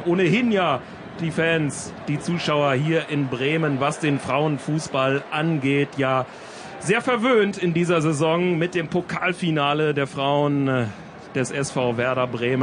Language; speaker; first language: German; native; German